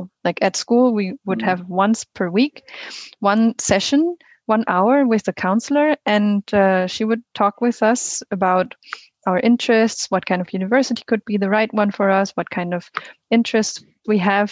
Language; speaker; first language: English; non-native, fluent; German